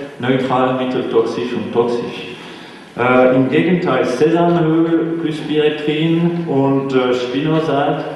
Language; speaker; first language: German; non-native, local second language; French